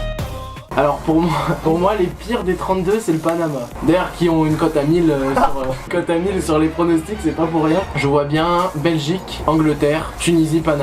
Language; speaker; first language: French; native; French